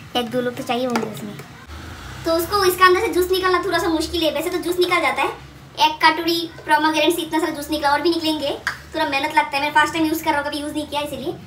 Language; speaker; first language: Hindi; non-native, local second language; Bangla